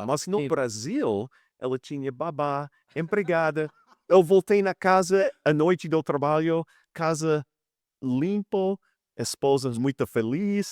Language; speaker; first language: Portuguese; non-native, fluent; English